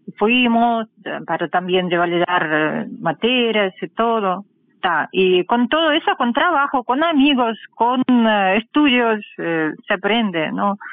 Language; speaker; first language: Spanish; non-native, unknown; Russian